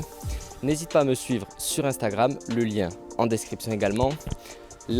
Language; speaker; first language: French; native; French